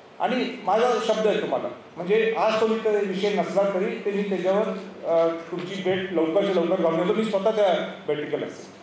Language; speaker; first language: Marathi; native; Marathi